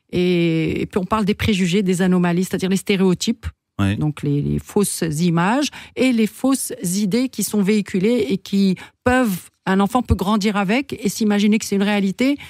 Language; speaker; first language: French; non-native, local second language; Arabic